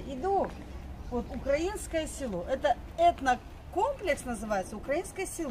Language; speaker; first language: Russian; native; Russian